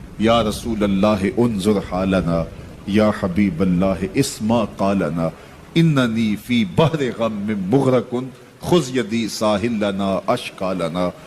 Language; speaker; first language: Urdu; non-native, local second language; Punjabi